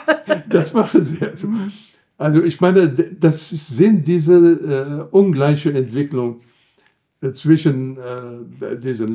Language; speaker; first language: German; non-native, fluent; Arabic